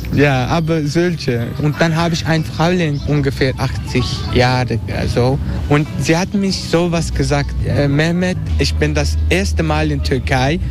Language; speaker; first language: German; non-native, learner; Turkish